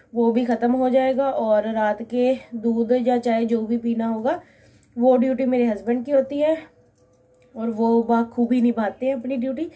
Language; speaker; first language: Hindi; native; Hindi